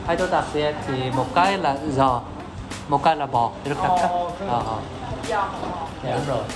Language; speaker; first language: Vietnamese; non-native, learner; Korean